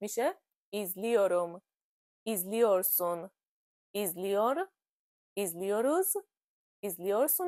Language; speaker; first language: Turkish; non-native, fluent; Persian